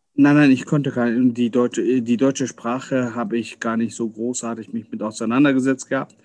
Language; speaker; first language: German; early bilingual, other home language; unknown